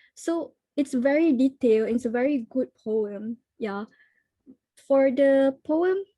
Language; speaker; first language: English; non-native, learner; Malay